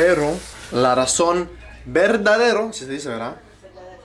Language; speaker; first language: Spanish; early bilingual, heritage; Spanish